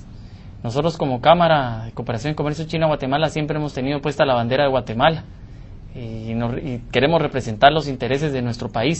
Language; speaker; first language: Spanish; native; Spanish